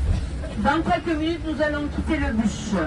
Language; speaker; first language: French; non-native, fluent; Turkish